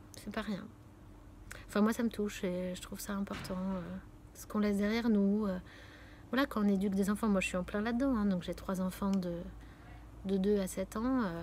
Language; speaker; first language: French; native; French